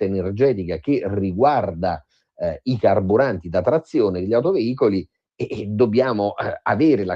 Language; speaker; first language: Italian; native; Italian